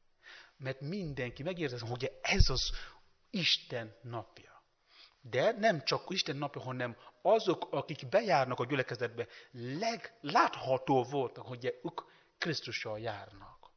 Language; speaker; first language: Hungarian; non-native, learner; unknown